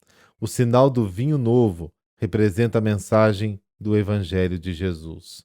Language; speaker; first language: Portuguese; native; Portuguese